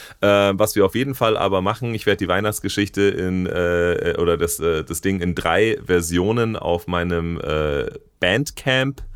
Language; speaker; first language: German; native; German